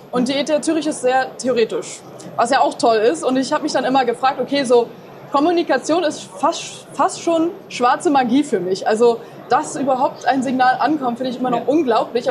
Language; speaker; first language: German; native; German